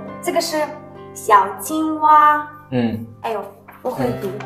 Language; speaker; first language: Chinese; non-native, learner; Ukrainian